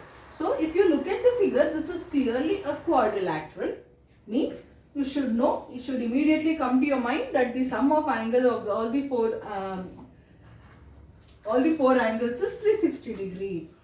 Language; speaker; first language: English; non-native, local second language; Kannada